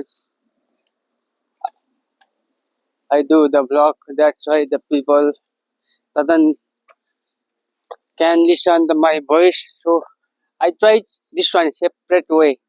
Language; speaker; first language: English; non-native, learner; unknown